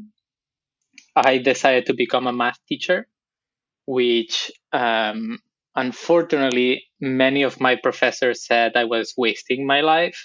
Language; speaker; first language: English; non-native, fluent; Spanish